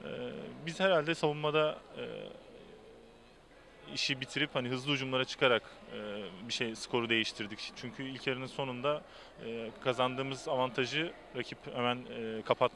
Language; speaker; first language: Turkish; native; Turkish